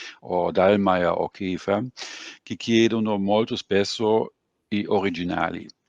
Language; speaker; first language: Italian; non-native, fluent; German